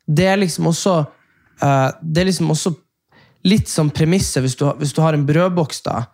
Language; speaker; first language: Norwegian; native; Norwegian